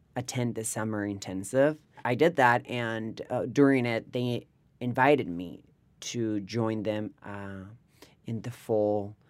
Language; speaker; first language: English; non-native, fluent; Spanish